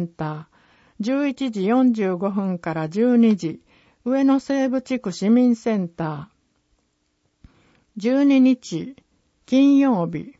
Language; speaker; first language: Japanese; native; Japanese